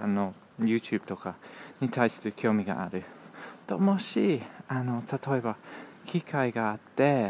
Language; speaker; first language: Japanese; non-native, learner; English